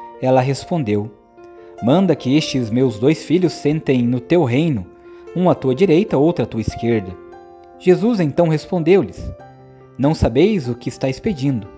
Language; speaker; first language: Portuguese; native; Portuguese